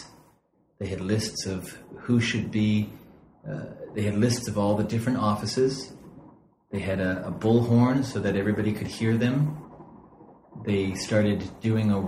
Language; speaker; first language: English; native; English